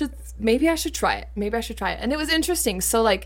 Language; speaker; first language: English; native; English